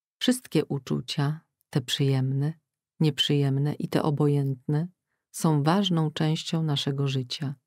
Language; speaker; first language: Polish; native; Polish